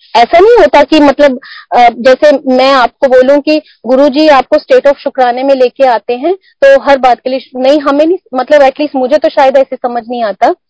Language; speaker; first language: Hindi; non-native, local second language; Punjabi